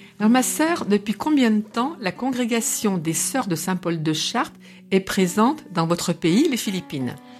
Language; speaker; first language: French; native; French